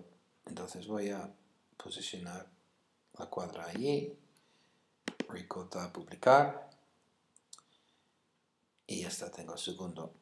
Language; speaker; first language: Spanish; non-native, fluent; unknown